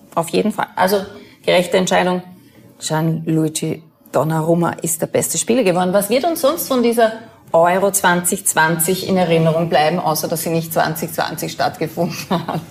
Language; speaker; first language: German; native; German